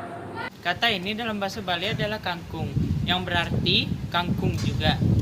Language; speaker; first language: Indonesian; native; Indonesian